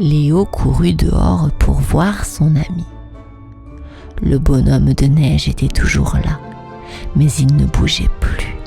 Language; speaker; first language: French; native; French